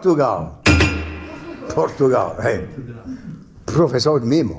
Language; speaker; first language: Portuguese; non-native, learner; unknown